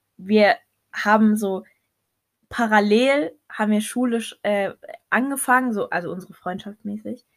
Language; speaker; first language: German; early bilingual, other home language; Arabic